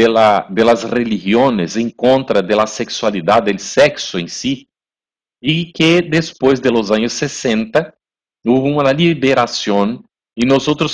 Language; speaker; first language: Spanish; non-native, fluent; Portuguese